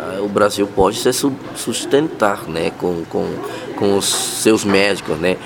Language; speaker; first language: Portuguese; non-native, fluent; Spanish